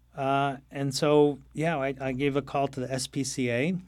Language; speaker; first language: English; non-native, fluent; Arabic